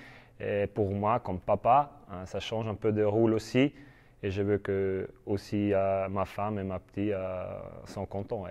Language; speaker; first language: French; non-native, learner; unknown